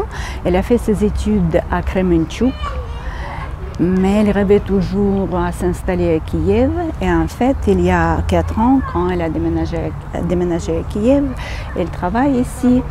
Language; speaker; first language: French; non-native, fluent; Ukrainian